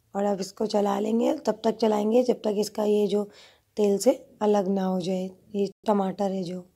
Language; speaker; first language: Hindi; native; Hindi